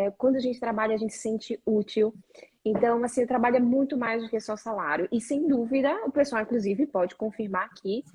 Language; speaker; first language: Portuguese; native; Portuguese